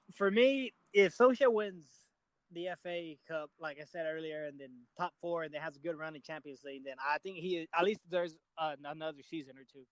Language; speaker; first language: English; native; English